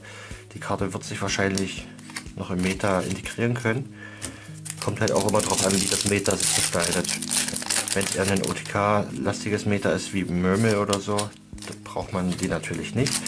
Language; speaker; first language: German; native; German